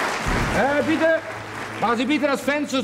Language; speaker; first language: German; non-native, fluent; Dutch